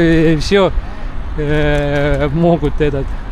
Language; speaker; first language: Russian; non-native, local second language; Estonian